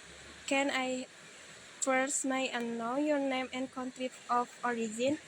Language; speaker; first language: English; non-native, learner; Indonesian